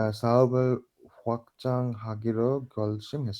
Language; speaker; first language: Korean; non-native, learner; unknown